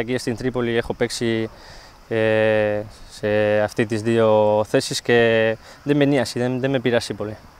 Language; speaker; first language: Greek; non-native, learner; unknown